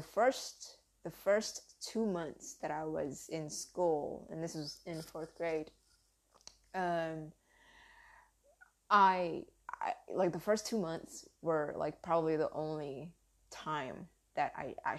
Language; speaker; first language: English; early bilingual, other home language; Indonesian